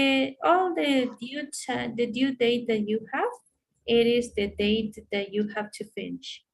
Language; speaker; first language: English; non-native, fluent; Spanish